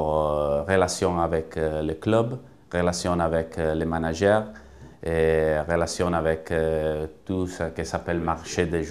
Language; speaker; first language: French; non-native, fluent; Italian